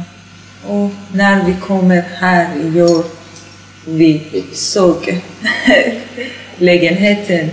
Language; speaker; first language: Swedish; non-native, learner; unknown